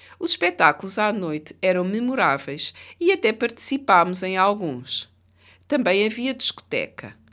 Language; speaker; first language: Portuguese; native; Portuguese